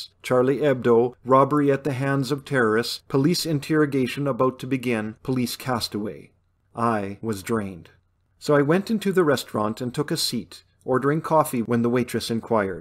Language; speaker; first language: English; native; English